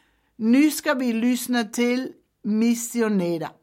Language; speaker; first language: Swedish; early bilingual, heritage; Swedish